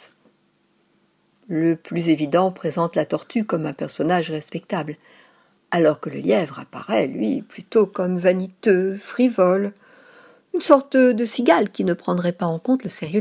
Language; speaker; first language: French; native; French